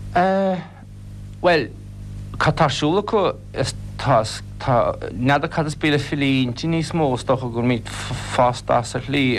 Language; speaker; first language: Irish; non-native, local second language; English